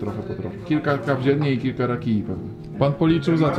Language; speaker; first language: Polish; native; Polish